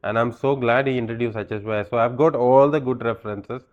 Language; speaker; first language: English; non-native, local second language; Malayalam